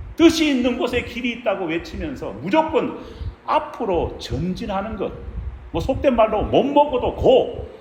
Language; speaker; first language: Korean; native; Korean